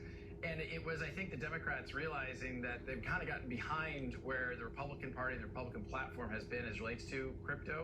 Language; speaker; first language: English; native; English